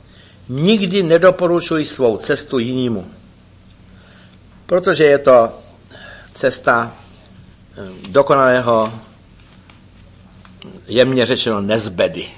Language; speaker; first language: Czech; native; Czech